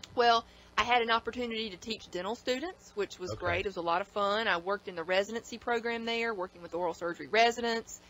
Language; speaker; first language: English; native; English